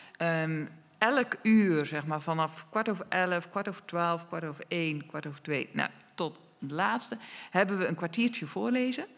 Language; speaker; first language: Dutch; native; Dutch